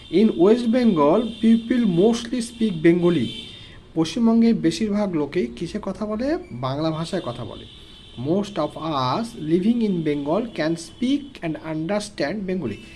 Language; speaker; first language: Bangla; native; Bangla